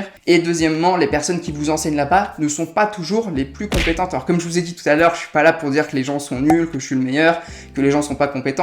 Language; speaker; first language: French; native; French